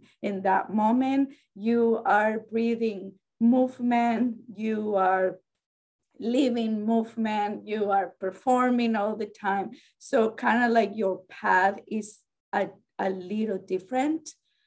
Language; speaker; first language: English; non-native, fluent; Spanish